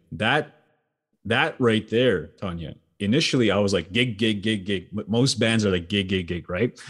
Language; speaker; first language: English; native; English